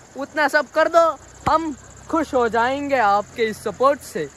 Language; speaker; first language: Hindi; non-native, local second language; Marathi